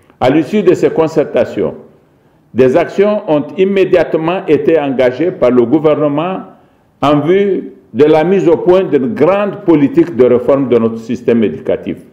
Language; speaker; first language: French; non-native, local second language; Arabic